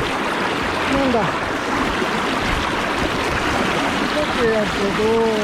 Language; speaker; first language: Japanese; native; Japanese